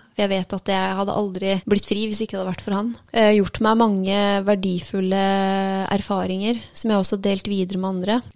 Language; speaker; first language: Norwegian; native; Norwegian